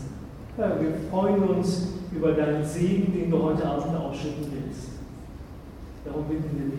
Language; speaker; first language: German; native; German